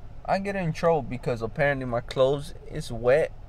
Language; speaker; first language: English; early bilingual, other home language; Spanish